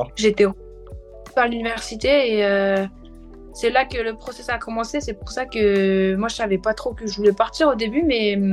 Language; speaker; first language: French; native; French